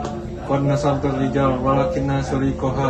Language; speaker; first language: Arabic; non-native, learner; Indonesian